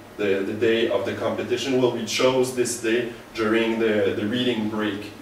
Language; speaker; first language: English; native; English